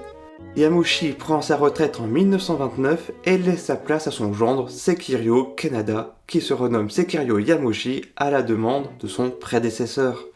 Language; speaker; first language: French; native; French